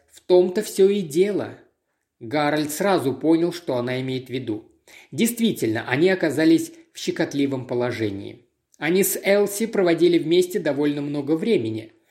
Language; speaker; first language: Russian; native; Russian